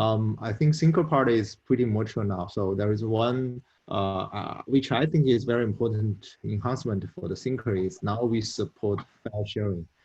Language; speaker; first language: English; non-native, fluent; Chinese